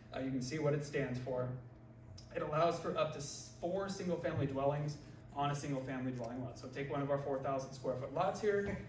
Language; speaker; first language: English; native; English